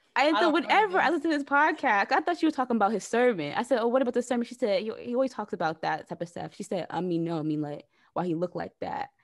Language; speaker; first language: English; native; English